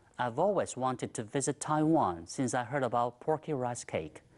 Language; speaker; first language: English; non-native, fluent; Chinese